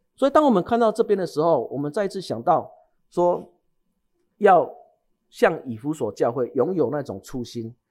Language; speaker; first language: Chinese; native; Chinese